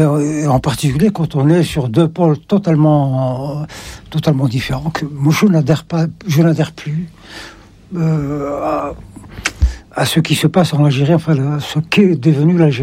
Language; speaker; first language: French; non-native, local second language; Arabic